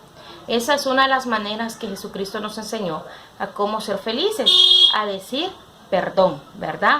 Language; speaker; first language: Spanish; native; Spanish